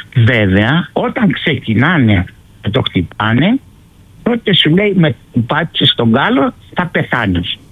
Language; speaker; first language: Greek; early bilingual, heritage; Greek